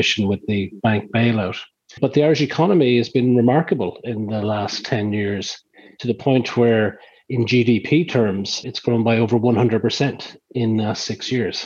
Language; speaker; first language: English; native; English